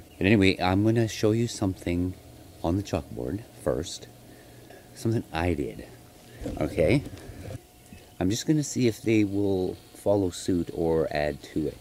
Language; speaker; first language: English; native; English